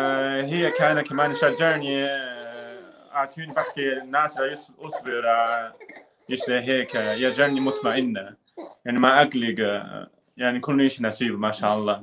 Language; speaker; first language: Arabic; non-native, learner; Chinese